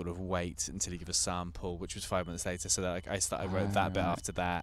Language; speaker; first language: English; native; English